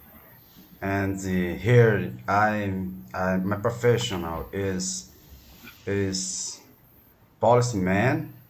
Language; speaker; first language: English; non-native, learner; Portuguese